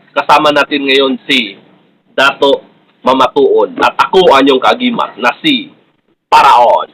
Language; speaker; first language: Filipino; non-native, local second language; Cebuano